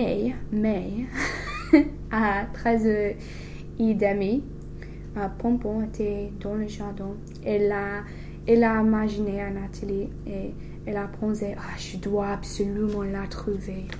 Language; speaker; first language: French; non-native, learner; English